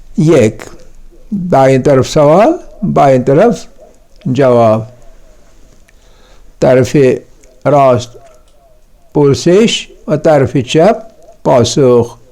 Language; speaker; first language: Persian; non-native, fluent; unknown